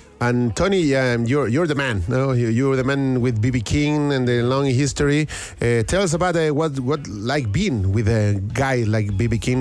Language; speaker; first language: English; non-native, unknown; Spanish